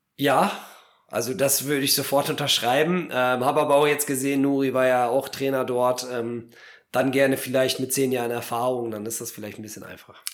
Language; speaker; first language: German; early bilingual, other home language; Polish